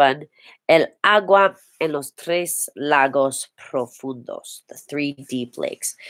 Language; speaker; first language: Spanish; non-native, learner; English